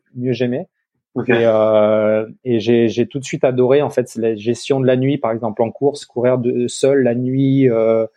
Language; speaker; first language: French; native; French